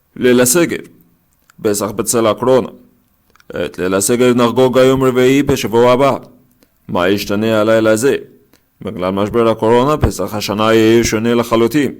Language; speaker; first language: Hebrew; non-native, learner; Arabic